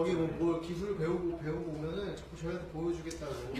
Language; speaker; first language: Korean; native; Korean